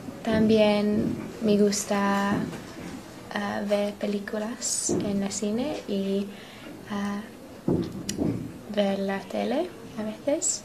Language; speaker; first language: Spanish; non-native, learner; English